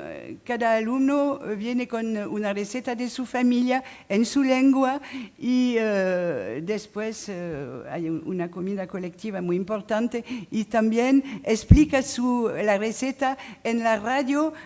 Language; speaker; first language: Spanish; non-native, fluent; French